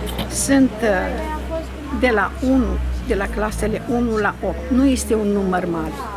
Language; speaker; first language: Romanian; non-native, local second language; Ukrainian